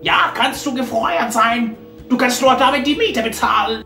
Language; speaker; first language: German; non-native, fluent; Arabic